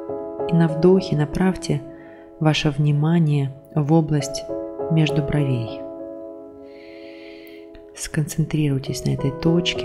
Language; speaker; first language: Russian; native; Russian